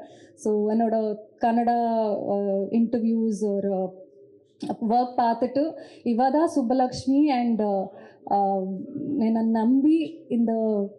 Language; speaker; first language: Tamil; non-native, learner; Kannada